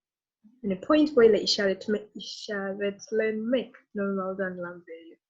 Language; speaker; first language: Turkish; non-native, learner; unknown